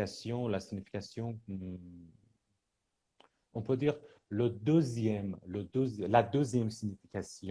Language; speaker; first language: French; non-native, fluent; Persian